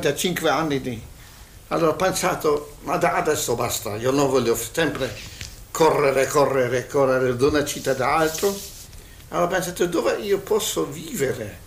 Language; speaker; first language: Italian; non-native, learner; Hungarian